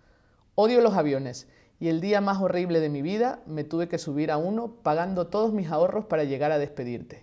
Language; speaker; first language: Spanish; native; Spanish